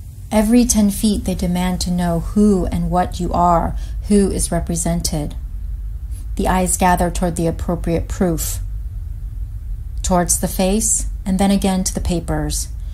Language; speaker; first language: English; native; English